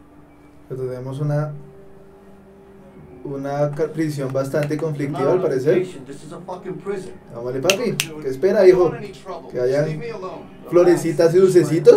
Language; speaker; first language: Spanish; native; Spanish